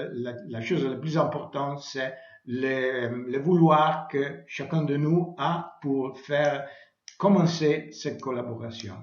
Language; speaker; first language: French; non-native, learner; Italian